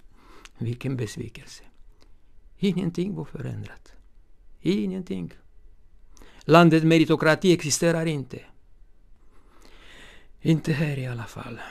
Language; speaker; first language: Swedish; non-native, fluent; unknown